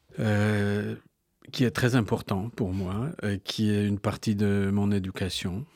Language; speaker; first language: French; non-native, fluent; Polish